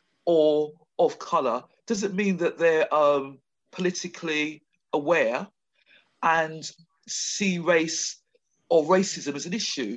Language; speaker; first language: English; native; English